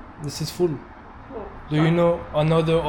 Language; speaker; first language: English; non-native, learner; French